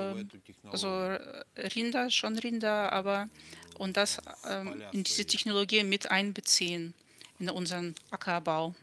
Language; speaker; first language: German; non-native, fluent; Russian